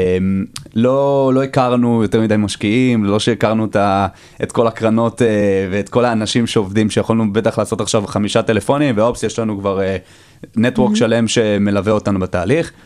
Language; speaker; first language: Hebrew; native; Hebrew